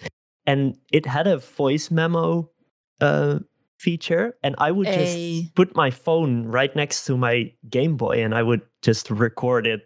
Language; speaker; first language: English; non-native, fluent; Dutch